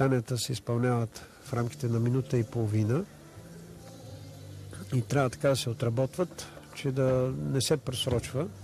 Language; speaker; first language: Bulgarian; native; Bulgarian